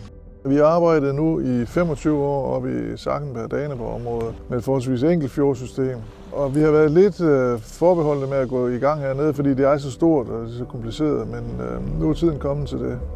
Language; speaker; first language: Danish; native; Danish